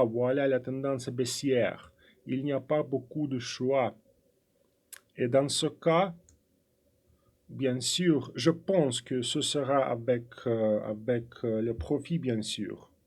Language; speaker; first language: French; non-native, fluent; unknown